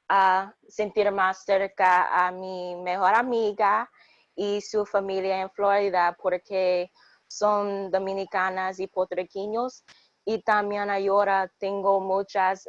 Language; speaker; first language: Spanish; non-native, learner; English